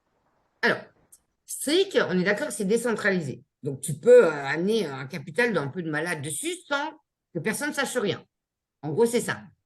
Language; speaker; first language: French; native; French